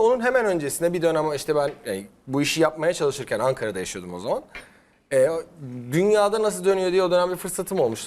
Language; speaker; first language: Turkish; native; Turkish